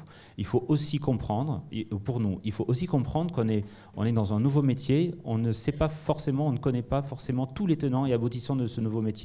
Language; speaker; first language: French; native; French